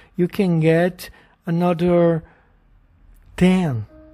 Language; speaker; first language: English; non-native, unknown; Portuguese